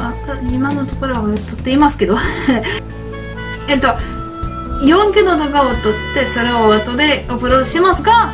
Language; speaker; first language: Japanese; non-native, learner; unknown